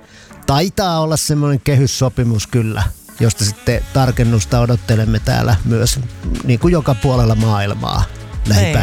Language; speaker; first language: Finnish; native; Finnish